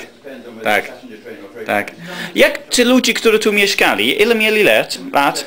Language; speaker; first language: Polish; non-native, learner; English